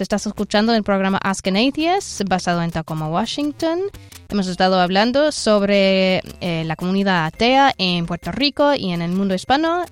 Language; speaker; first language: Spanish; non-native, fluent; English